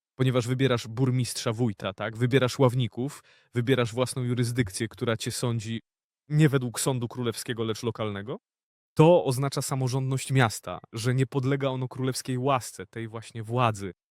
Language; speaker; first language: Polish; non-native, fluent; Ukrainian